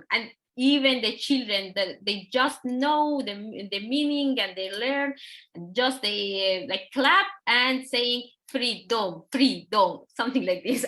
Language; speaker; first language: English; non-native, learner; Persian